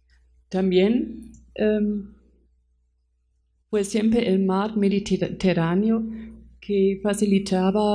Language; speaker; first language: Spanish; non-native, fluent; German